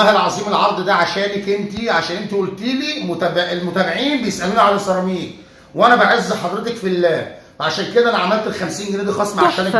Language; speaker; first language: Arabic; native; Arabic